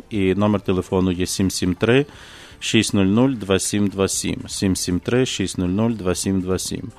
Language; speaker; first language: Ukrainian; native; Ukrainian